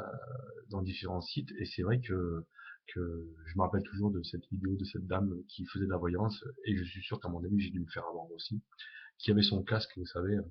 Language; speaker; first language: French; native; French